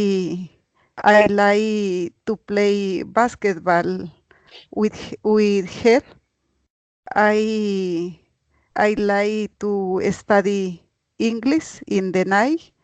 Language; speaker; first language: English; non-native, learner; Spanish